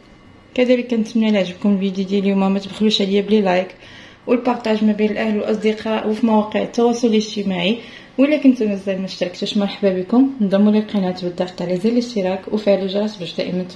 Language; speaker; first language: Arabic; native; Arabic